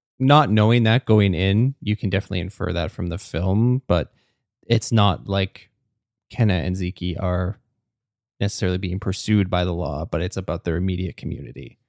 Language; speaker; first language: English; native; English